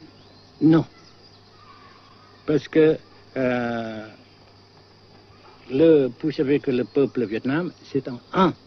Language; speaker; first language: French; non-native, fluent; Vietnamese